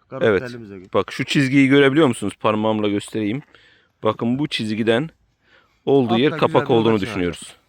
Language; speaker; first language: Turkish; native; Turkish